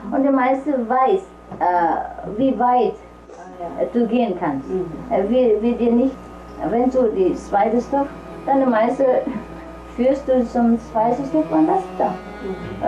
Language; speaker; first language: German; non-native, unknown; Vietnamese